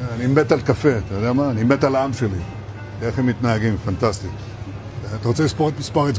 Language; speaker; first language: Hebrew; native; Hebrew